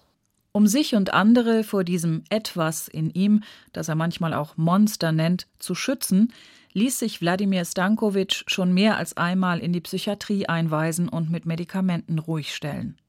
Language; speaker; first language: German; native; German